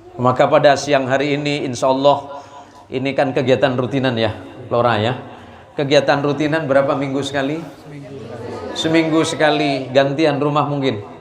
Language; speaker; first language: Indonesian; non-native, local second language; Madurese